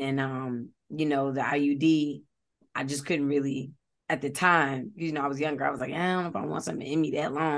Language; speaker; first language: English; native; English